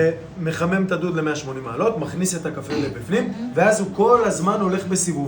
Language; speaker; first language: Hebrew; native; Hebrew